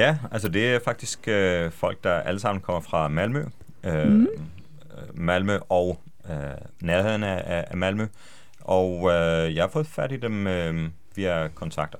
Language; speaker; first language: Danish; non-native, fluent; Hebrew